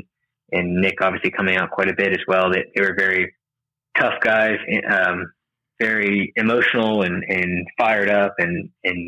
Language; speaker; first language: English; native; English